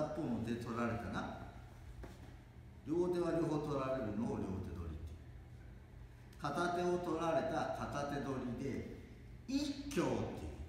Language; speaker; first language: Japanese; native; Japanese